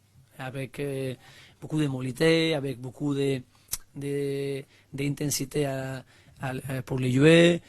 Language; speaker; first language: French; non-native, learner; Spanish